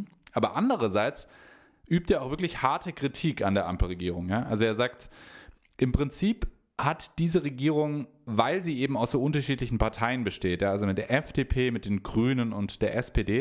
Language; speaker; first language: German; native; German